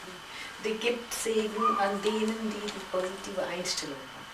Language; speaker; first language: German; non-native, fluent; Gujarati